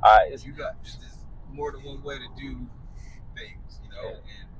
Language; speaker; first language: English; native; English